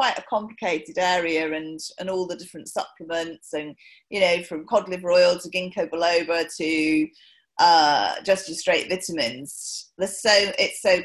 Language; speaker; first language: English; native; English